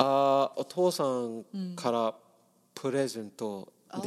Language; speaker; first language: Japanese; non-native, learner; English